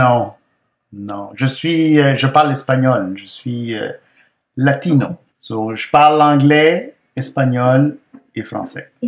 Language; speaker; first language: French; non-native, fluent; Spanish